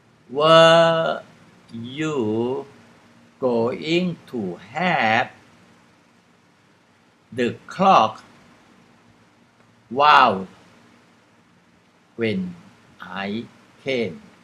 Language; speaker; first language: English; non-native, fluent; Thai